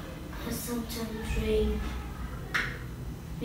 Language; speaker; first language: English; non-native, learner; Vietnamese